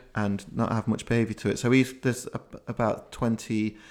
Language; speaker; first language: English; native; English